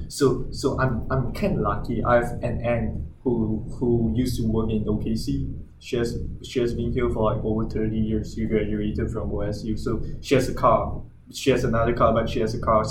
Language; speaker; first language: English; non-native, local second language; Chinese